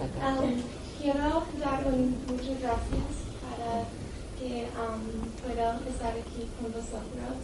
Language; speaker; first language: Spanish; non-native, learner; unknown